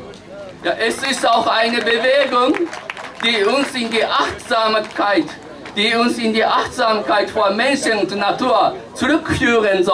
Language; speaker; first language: German; non-native, fluent; Japanese